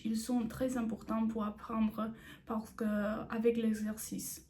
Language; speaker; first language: French; non-native, learner; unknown